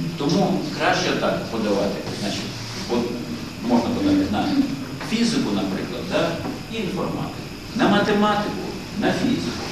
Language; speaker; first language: Ukrainian; native; Ukrainian